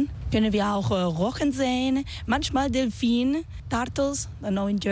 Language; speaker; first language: German; non-native, learner; Spanish